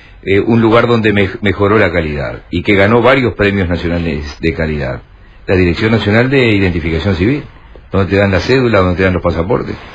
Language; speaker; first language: Spanish; native; Spanish